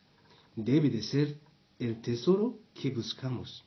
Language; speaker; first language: Spanish; non-native, fluent; Japanese